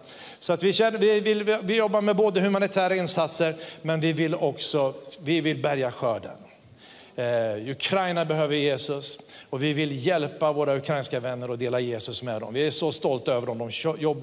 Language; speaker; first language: Swedish; native; Swedish